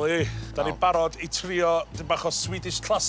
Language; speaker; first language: Welsh; native; Welsh